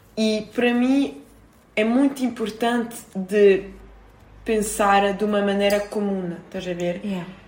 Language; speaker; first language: Portuguese; non-native, fluent; French